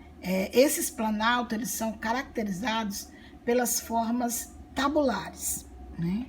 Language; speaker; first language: Portuguese; native; Portuguese